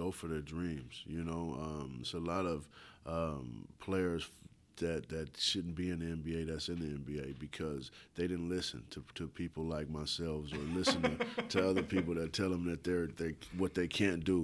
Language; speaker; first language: English; native; English